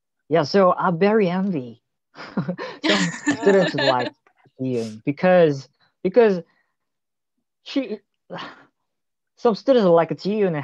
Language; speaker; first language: English; non-native, learner; Korean